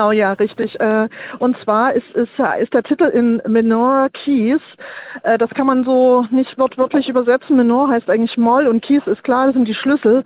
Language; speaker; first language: German; native; German